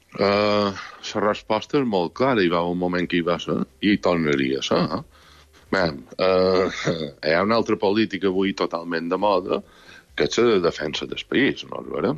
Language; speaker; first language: Catalan; native; Catalan